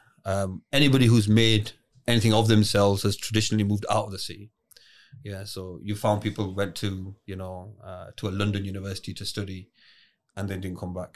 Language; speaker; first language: English; native; English